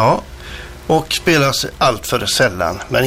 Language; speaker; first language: Swedish; native; Swedish